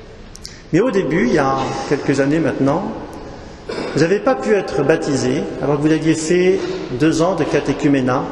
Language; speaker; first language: French; native; French